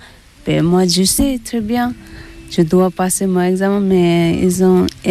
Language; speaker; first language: French; non-native, learner; Tibetan